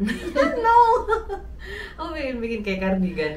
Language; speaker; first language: Indonesian; native; Indonesian